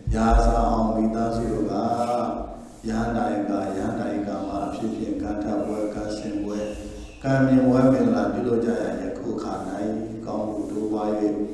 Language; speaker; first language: Burmese; native; Burmese